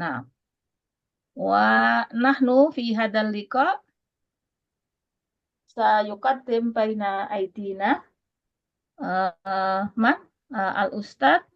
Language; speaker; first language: Arabic; non-native, fluent; Indonesian